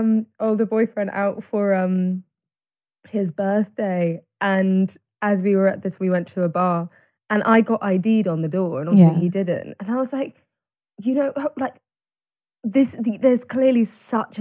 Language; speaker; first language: English; native; English